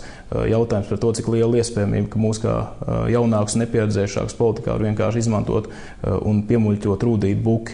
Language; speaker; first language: Latvian; native; Latvian